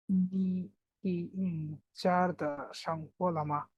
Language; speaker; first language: Chinese; non-native, learner; Bangla